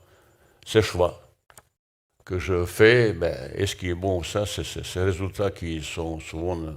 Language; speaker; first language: French; non-native, learner; Bosnian